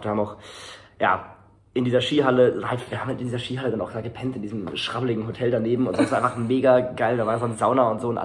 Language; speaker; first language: German; native; German